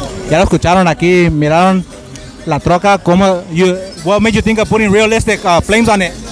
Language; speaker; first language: English; early bilingual, other home language; Spanish